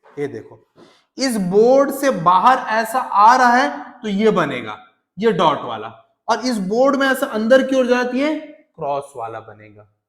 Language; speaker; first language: Hindi; native; Hindi